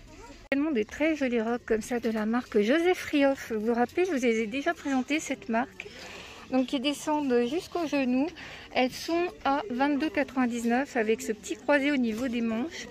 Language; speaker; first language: French; native; French